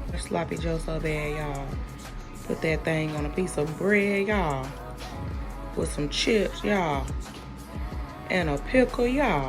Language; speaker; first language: English; native; English